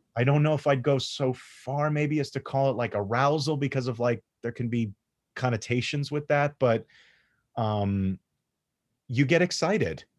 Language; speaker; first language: English; native; English